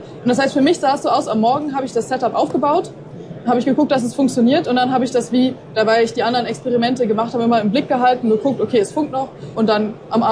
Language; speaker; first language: German; native; German